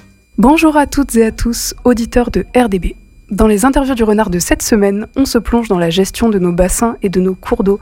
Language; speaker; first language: French; native; French